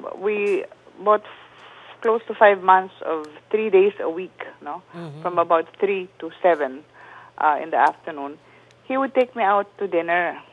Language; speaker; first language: English; non-native, local second language; Filipino